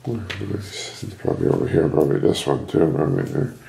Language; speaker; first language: English; native; English